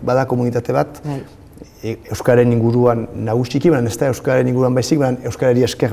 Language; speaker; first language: Basque; non-native, local second language; French